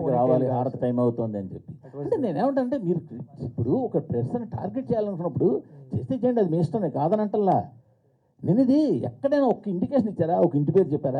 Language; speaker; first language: Telugu; native; Telugu